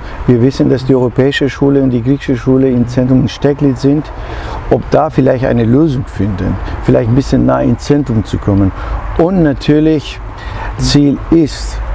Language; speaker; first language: German; non-native, fluent; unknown